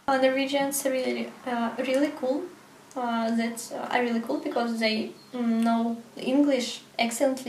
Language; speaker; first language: English; non-native, learner; Russian